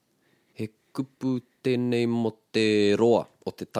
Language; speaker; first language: Māori; non-native, fluent; English